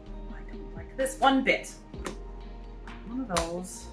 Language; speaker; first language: English; native; English